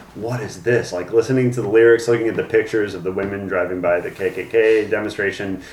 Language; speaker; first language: English; native; English